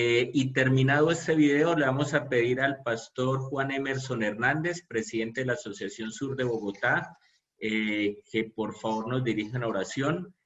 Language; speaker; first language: Spanish; native; Spanish